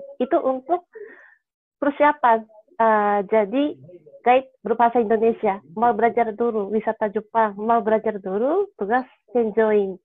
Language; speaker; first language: Indonesian; non-native, fluent; Japanese